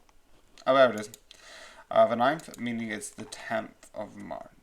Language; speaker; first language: English; native; English